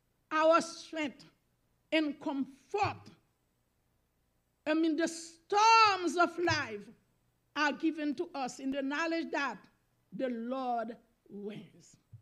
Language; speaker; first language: English; non-native, learner; Haitian Creole